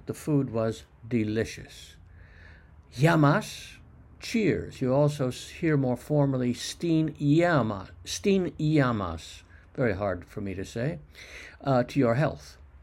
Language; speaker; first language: English; native; English